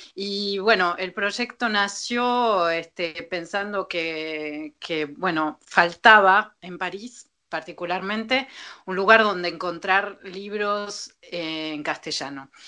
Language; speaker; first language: Spanish; native; Spanish